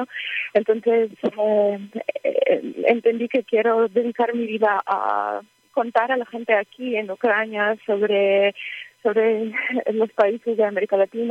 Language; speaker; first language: Spanish; early bilingual, heritage; Ukrainian